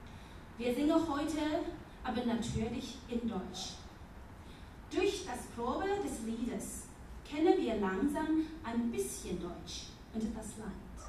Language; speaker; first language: German; non-native, learner; Chinese